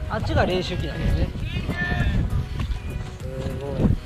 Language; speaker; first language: Japanese; native; Japanese